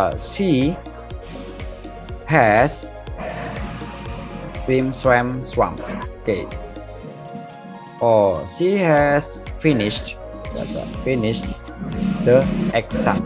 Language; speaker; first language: English; non-native, fluent; Indonesian